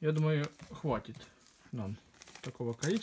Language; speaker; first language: Russian; native; Russian